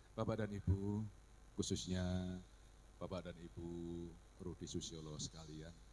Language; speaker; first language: Indonesian; non-native, local second language; Javanese